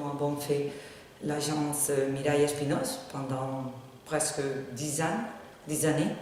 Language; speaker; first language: French; non-native, learner; Spanish